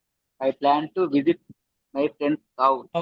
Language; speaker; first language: English; non-native, learner; Telugu